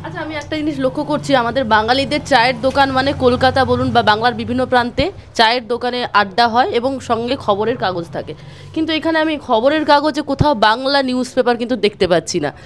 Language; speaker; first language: Bangla; native; Bangla